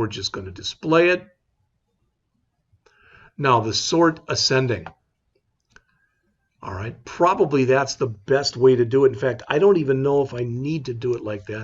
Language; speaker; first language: English; native; English